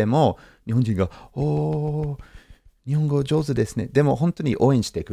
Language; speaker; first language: Japanese; non-native, fluent; English